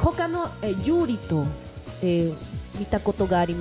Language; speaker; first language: Japanese; non-native, learner; Spanish